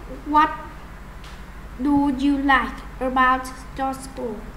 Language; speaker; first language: English; non-native, learner; Vietnamese